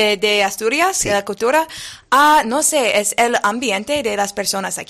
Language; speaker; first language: Spanish; non-native, learner; English